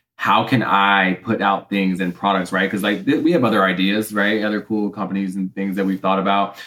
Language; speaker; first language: English; early bilingual, other home language; Spanish